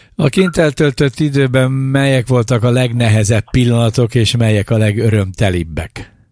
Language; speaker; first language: Hungarian; native; Hungarian